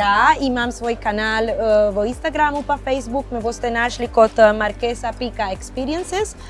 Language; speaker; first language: Slovenian; non-native, fluent; Spanish